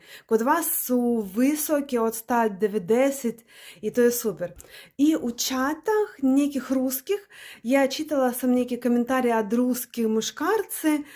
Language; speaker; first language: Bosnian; non-native, learner; Russian